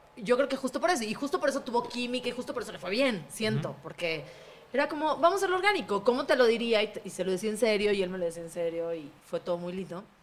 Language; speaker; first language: Spanish; native; Spanish